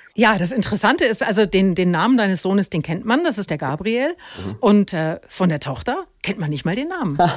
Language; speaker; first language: German; native; German